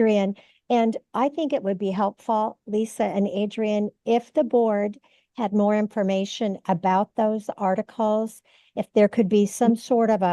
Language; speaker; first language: English; native; English